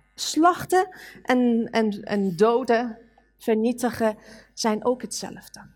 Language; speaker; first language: Dutch; non-native, fluent; Persian